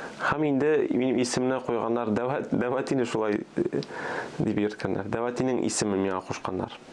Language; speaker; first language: Tatar; early bilingual, other home language; Armenian